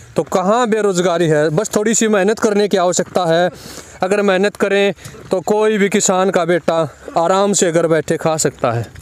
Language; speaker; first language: Hindi; native; Hindi